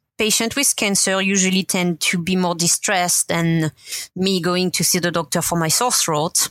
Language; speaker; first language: English; non-native, fluent; French